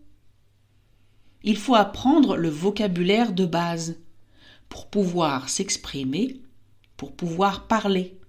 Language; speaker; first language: French; native; French